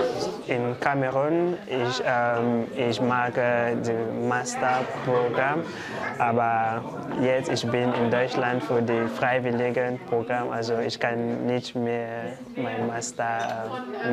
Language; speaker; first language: German; non-native, learner; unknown